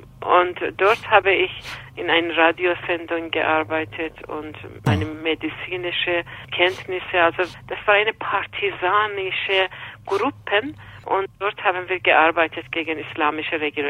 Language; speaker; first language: German; non-native, fluent; Persian